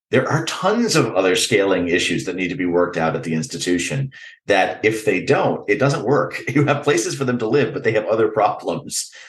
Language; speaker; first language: English; native; English